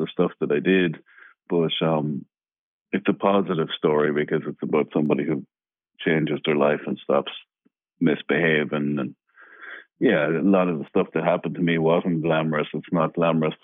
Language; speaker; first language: English; native; English